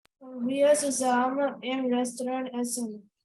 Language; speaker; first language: German; non-native, learner; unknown